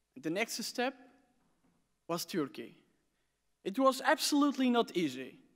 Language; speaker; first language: English; non-native, fluent; Arabic